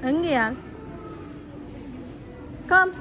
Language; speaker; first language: Swedish; non-native, learner; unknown